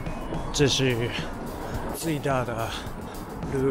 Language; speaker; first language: Chinese; non-native, learner; Japanese